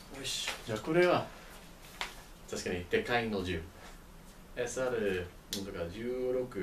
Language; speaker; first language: Japanese; non-native, learner; English